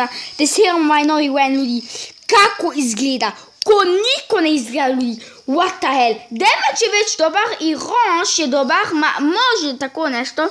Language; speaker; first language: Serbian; early bilingual, heritage; Serbian